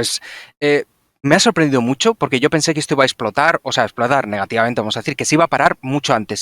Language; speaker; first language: Spanish; native; Spanish